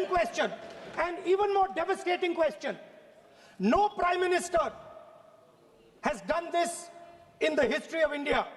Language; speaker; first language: English; non-native, local second language; Hindi